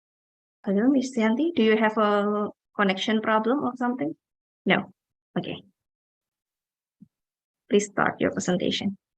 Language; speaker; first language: English; non-native, fluent; Indonesian